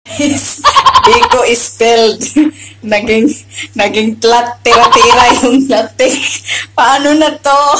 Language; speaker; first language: Filipino; non-native, local second language; Cebuano